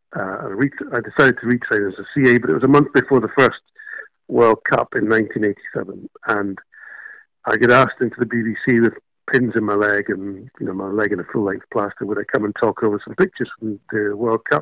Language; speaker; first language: English; native; English